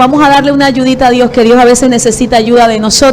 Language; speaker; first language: Spanish; native; Spanish